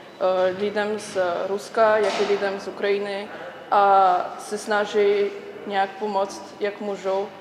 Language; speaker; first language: Czech; early bilingual, other home language; Russian